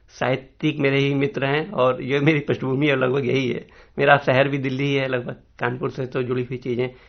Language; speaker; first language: Hindi; native; Hindi